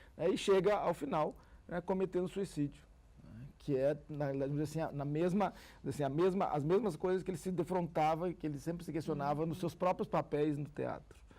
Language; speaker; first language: Portuguese; native; Portuguese